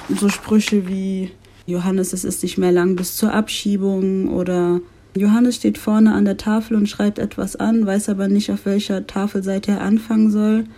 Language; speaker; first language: German; early bilingual, other home language; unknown